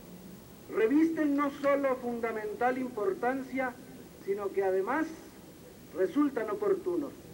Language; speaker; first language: Spanish; native; Spanish